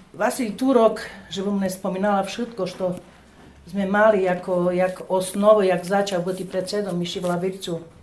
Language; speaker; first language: Slovak; non-native, local second language; Rusyn